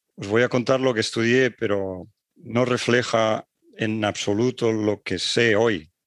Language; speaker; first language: Spanish; native; Spanish